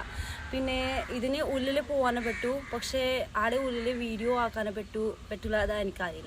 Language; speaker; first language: Malayalam; non-native, local second language; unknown